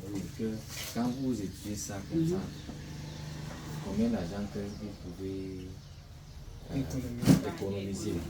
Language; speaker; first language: French; non-native, local second language; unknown